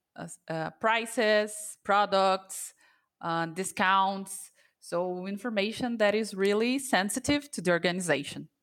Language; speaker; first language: English; non-native, fluent; Portuguese